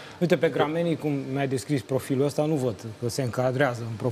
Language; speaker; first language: Romanian; native; Romanian